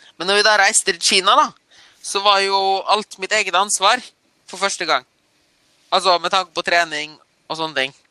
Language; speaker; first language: Norwegian; early bilingual, other home language; German